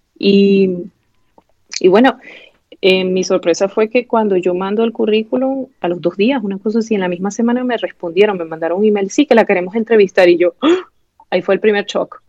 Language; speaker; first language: Spanish; native; Spanish